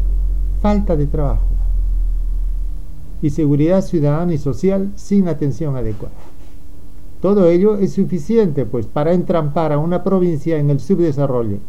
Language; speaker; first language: Spanish; native; Spanish